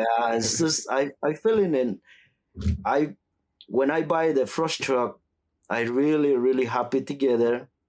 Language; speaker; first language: English; non-native, learner; Spanish